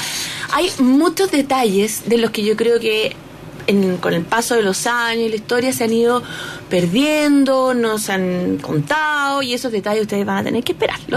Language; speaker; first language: Spanish; native; Spanish